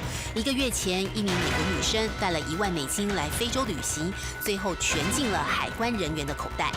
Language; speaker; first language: Chinese; native; Chinese